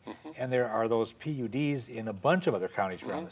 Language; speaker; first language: English; native; English